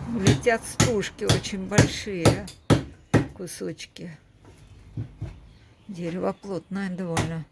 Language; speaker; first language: Russian; native; Russian